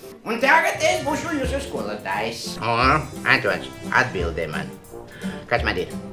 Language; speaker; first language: Latvian; non-native, learner; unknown